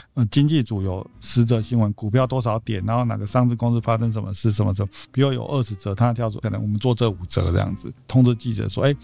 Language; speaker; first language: Chinese; native; Chinese